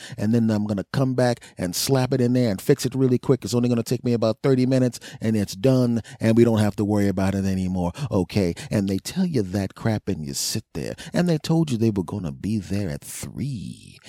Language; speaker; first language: English; native; English